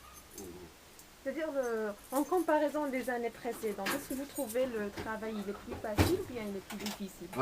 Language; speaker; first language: French; non-native, local second language; Arabic